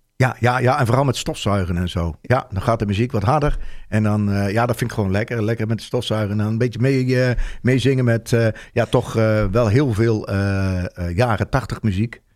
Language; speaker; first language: Dutch; native; Dutch